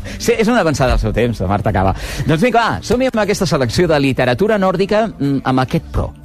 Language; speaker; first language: Catalan; native; Catalan